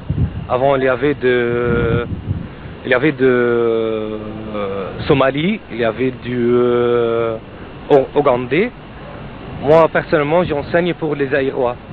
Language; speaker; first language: French; non-native, fluent; Arabic